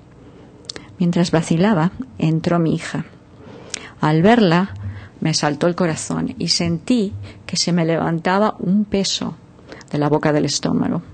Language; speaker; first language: Spanish; native; Spanish